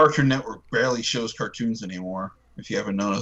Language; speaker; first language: English; native; English